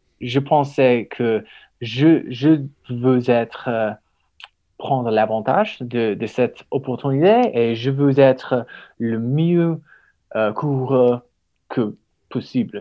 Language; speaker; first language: French; non-native, learner; English